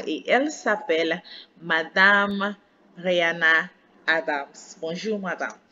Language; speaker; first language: French; non-native, fluent; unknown